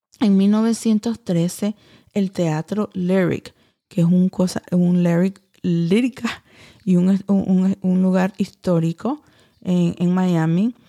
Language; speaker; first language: Spanish; early bilingual, heritage; Spanish